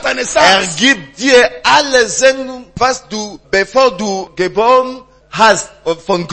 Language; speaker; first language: German; non-native, learner; French